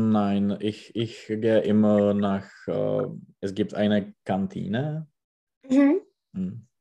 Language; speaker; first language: German; non-native, learner; Czech